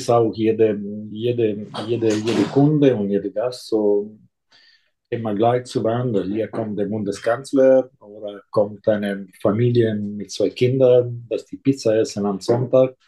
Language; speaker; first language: German; non-native, fluent; Italian